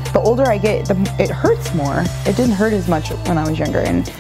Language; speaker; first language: English; native; English